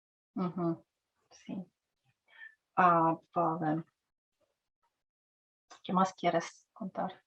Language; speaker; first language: Spanish; non-native, learner; Russian